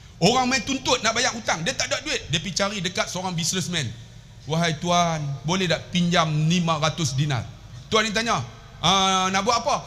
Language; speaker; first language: Malay; native; Malay